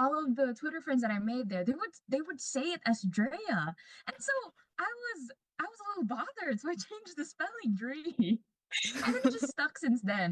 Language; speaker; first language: English; non-native, local second language; Cebuano